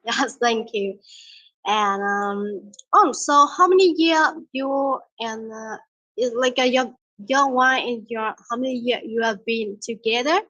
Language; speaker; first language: English; non-native, learner; Vietnamese